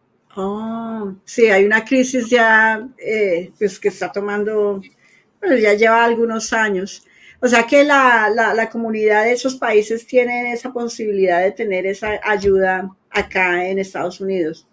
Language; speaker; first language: Spanish; native; Spanish